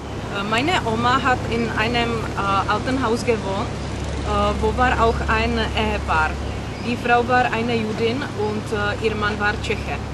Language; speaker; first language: German; non-native, learner; Czech